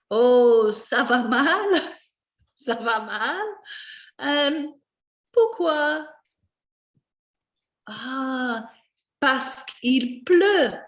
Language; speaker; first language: French; non-native, fluent; English